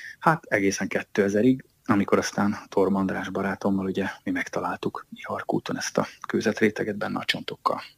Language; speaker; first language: Hungarian; native; Hungarian